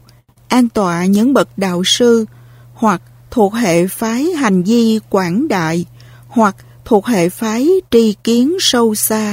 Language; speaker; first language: Vietnamese; native; Vietnamese